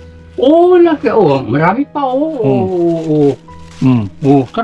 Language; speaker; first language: Filipino; non-native, local second language; Bikol